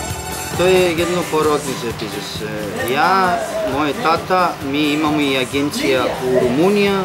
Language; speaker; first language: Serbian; non-native, learner; Greek